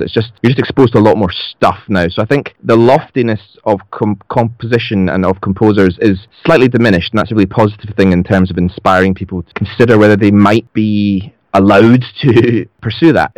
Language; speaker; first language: English; native; English